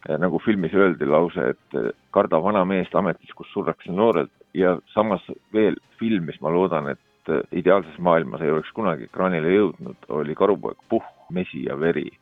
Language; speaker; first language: Estonian; native; Estonian